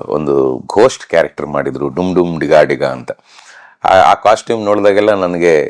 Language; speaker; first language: Kannada; native; Kannada